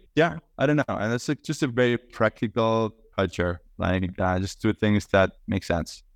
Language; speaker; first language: English; non-native, fluent; Estonian